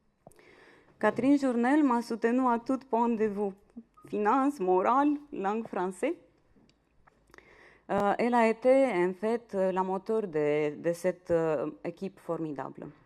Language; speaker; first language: French; non-native, fluent; Romanian